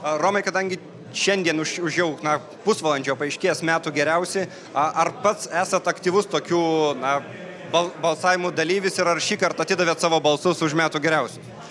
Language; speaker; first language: Lithuanian; native; Lithuanian